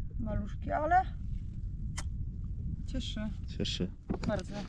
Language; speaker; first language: Polish; native; Polish